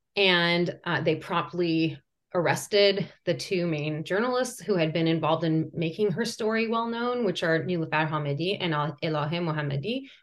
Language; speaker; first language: English; early bilingual, other home language; Persian